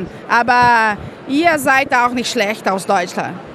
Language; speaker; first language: German; non-native, fluent; Portuguese